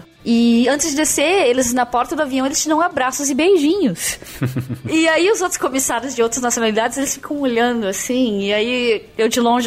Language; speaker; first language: Portuguese; native; Portuguese